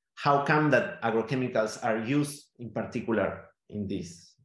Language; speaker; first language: English; non-native, fluent; Spanish